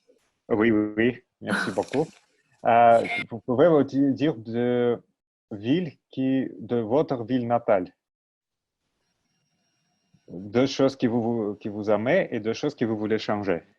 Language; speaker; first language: French; non-native, learner; Russian